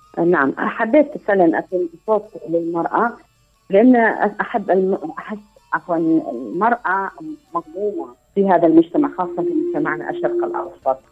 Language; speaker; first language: Arabic; non-native, local second language; Kurdish